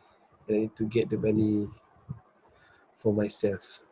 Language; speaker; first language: English; non-native, learner; Malay